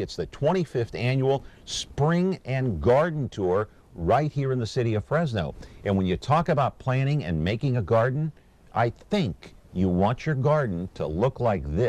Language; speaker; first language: English; native; English